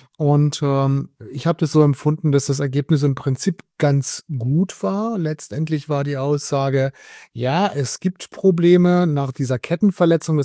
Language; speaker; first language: German; native; German